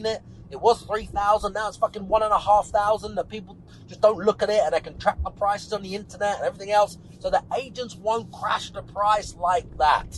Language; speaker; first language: English; native; English